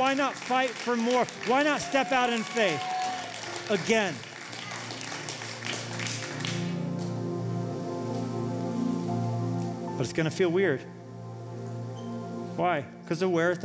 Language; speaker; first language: English; native; English